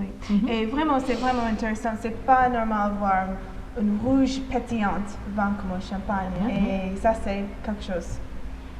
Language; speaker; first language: French; non-native, fluent; English